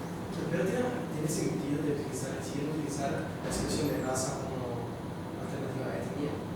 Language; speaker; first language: Spanish; non-native, learner; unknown